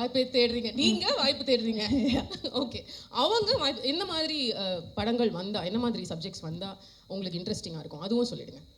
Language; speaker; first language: Tamil; native; Tamil